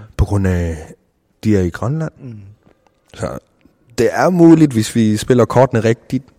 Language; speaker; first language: Danish; non-native, local second language; Kalaallisut